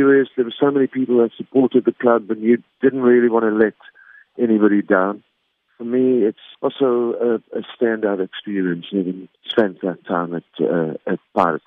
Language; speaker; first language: English; native; English